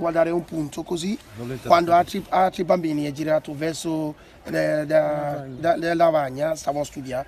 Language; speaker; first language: Italian; non-native, learner; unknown